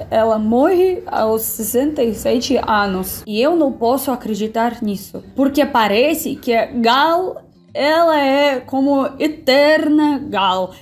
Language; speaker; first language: Portuguese; non-native, fluent; Russian